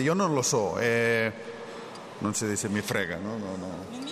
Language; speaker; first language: Italian; non-native, learner; Catalan